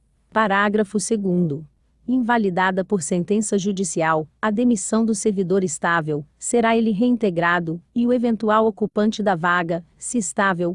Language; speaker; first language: Portuguese; native; Portuguese